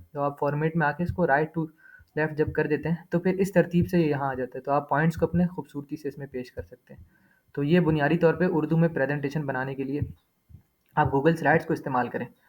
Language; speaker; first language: Urdu; native; Urdu